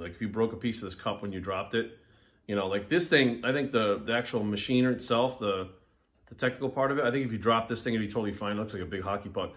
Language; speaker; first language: English; native; English